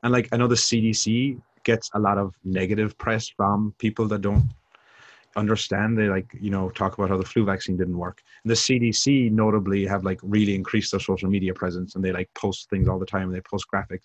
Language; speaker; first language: English; native; English